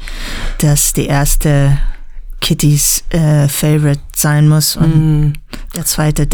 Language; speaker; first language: German; non-native, learner; English